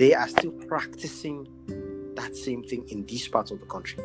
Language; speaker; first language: English; non-native, local second language; Arabic